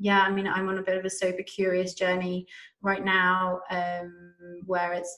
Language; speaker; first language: English; native; English